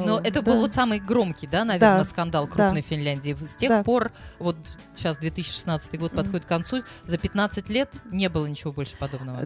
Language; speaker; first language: Russian; native; Russian